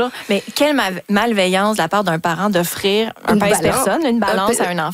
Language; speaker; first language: French; native; French